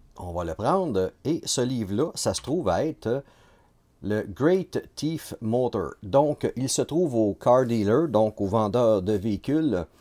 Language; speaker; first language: French; native; French